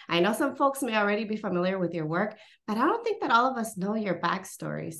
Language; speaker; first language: English; early bilingual, other home language; Spanish